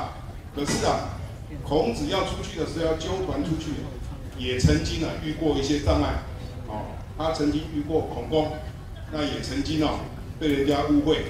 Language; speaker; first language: Chinese; native; Chinese